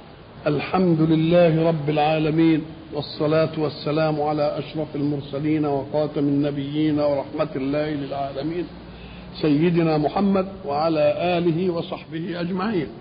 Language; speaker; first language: Arabic; native; Arabic